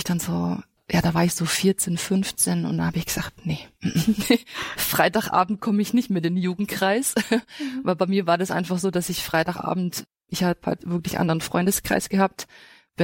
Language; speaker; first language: German; native; German